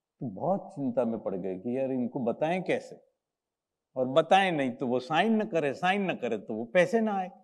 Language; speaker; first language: Hindi; non-native, local second language; Gujarati